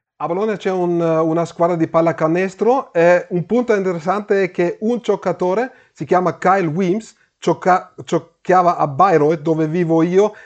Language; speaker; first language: Italian; non-native, learner; German